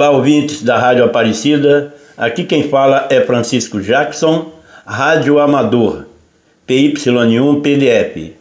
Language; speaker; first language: Portuguese; native; Portuguese